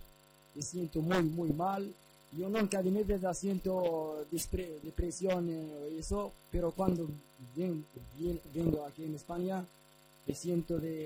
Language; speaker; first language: Spanish; non-native, learner; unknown